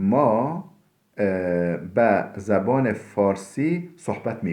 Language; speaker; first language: Persian; non-native, fluent; Turkish